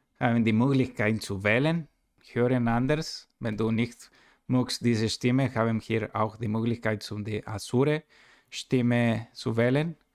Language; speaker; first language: German; non-native, learner; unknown